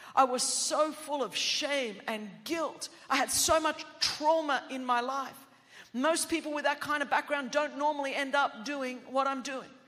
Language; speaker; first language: English; non-native, local second language; Greek